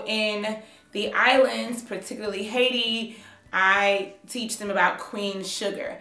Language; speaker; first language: English; native; English